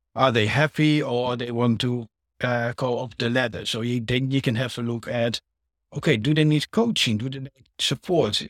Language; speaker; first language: English; non-native, fluent; Dutch